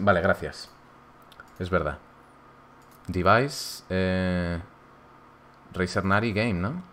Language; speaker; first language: Spanish; native; Spanish